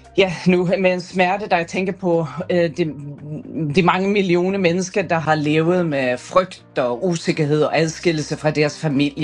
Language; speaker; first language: Danish; early bilingual, other home language; Persian